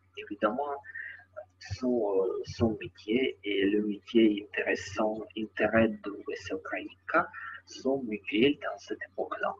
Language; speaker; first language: French; non-native, learner; Ukrainian